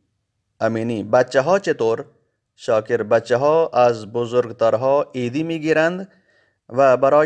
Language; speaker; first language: Persian; non-native, fluent; Urdu